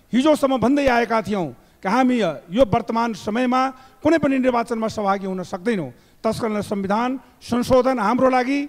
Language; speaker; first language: Nepali; non-native, local second language; Maithili